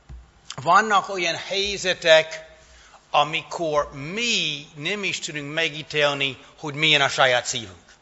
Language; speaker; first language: Hungarian; non-native, fluent; English